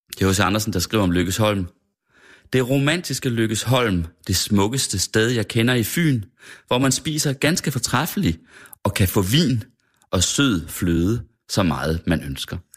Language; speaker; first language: Danish; native; Danish